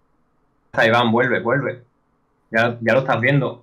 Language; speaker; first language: Spanish; native; Spanish